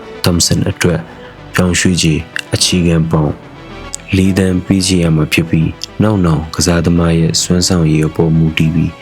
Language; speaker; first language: Burmese; native; Burmese